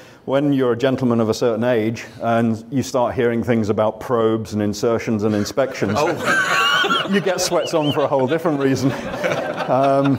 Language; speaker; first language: English; native; English